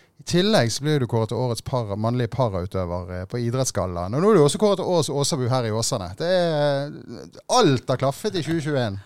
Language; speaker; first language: Norwegian; native; Norwegian